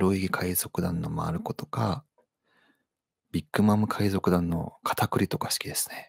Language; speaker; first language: Japanese; non-native, learner; Korean